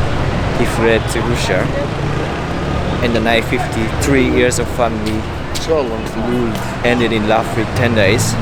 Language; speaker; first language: English; non-native, fluent; Japanese